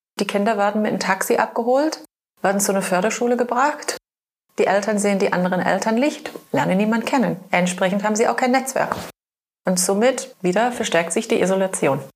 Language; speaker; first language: German; non-native, fluent; English